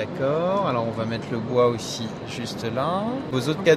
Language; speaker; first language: French; native; French